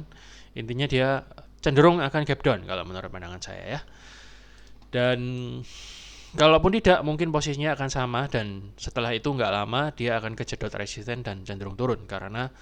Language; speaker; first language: Indonesian; native; Indonesian